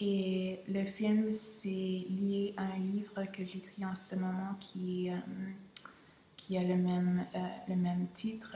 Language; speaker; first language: French; non-native, local second language; English